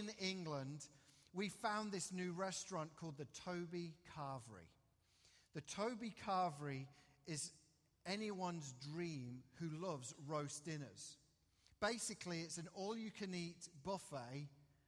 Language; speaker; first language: English; native; English